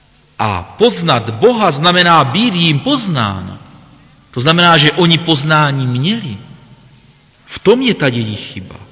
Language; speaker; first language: Czech; native; Czech